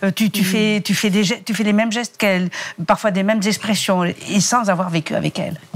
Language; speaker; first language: French; native; French